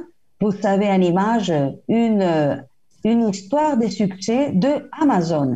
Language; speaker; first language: French; non-native, fluent; Spanish